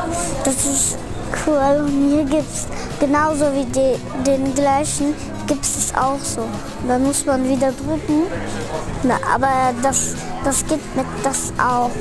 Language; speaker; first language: German; early bilingual, other home language; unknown